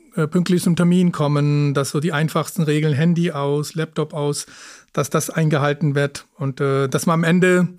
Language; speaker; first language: German; early bilingual, other home language; Punjabi